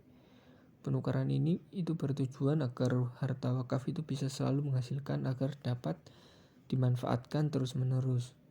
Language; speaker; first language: Indonesian; native; Indonesian